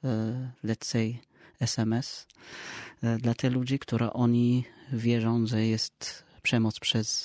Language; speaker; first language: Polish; non-native, learner; Arabic